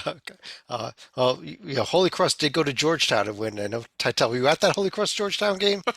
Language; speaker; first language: English; native; English